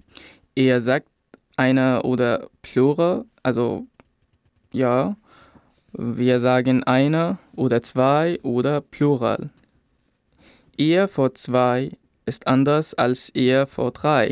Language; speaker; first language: German; non-native, fluent; Arabic